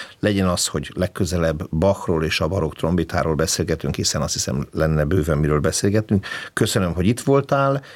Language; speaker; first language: Hungarian; native; Hungarian